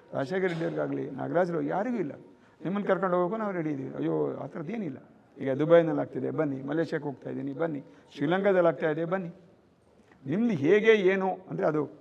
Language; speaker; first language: Kannada; native; Kannada